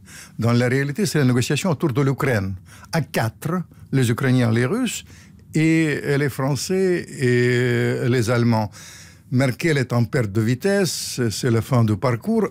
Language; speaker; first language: French; non-native, fluent; Russian